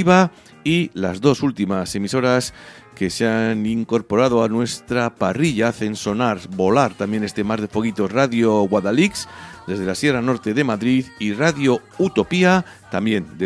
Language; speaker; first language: Spanish; native; Spanish